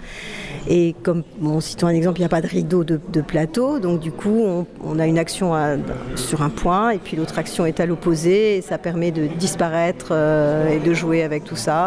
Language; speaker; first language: French; native; French